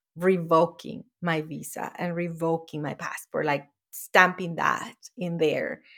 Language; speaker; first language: English; non-native, fluent; Spanish